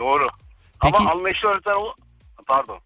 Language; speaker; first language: Turkish; early bilingual, heritage; Turkish